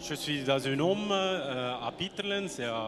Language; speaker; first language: French; non-native, learner; German